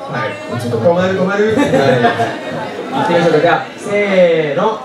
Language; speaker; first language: Japanese; native; Japanese